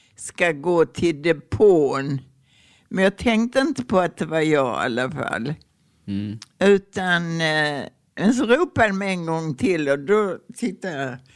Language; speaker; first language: Swedish; native; Swedish